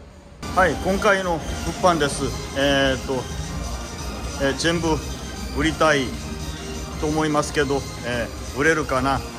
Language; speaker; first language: Japanese; non-native, fluent; Korean